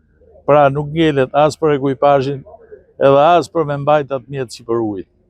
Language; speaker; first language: Albanian; native; Albanian